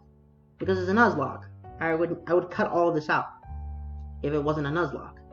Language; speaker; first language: English; native; English